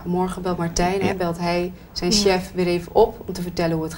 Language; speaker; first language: Dutch; native; Dutch